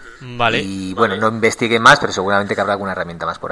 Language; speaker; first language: Spanish; native; Spanish